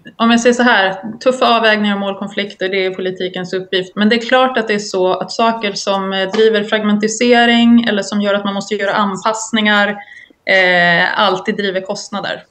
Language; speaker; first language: Swedish; native; Swedish